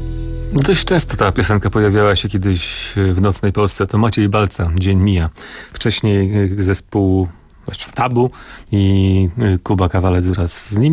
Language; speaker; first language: Polish; native; Polish